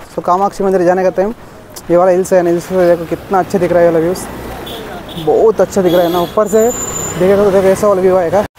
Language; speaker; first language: Hindi; non-native, local second language; Kannada